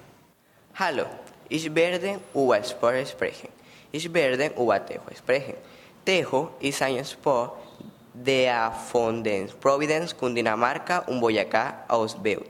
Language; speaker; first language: German; non-native, learner; Spanish